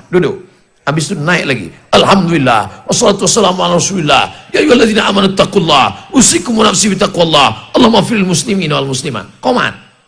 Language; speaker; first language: Indonesian; native; Indonesian